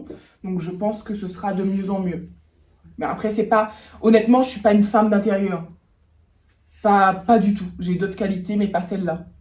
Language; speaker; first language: French; native; French